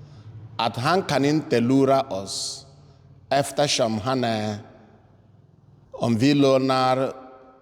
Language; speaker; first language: Swedish; non-native, fluent; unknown